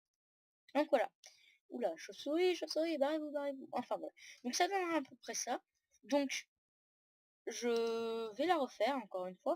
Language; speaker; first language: French; native; French